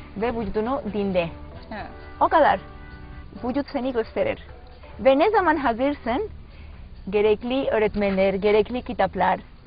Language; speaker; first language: Turkish; non-native, learner; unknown